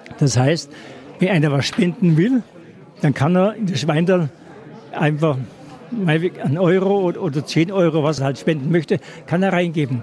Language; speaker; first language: German; native; German